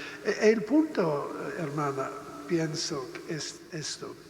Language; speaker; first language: Spanish; non-native, learner; Italian